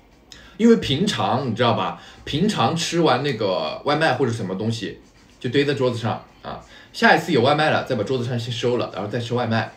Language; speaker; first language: Chinese; native; Chinese